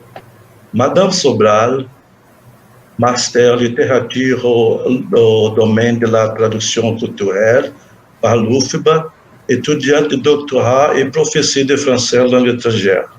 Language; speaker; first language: French; non-native, fluent; Portuguese